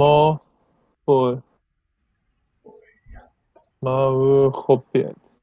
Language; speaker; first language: Polish; non-native, learner; English